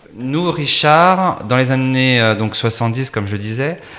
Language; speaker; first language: French; native; French